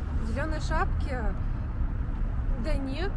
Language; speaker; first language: Russian; native; Russian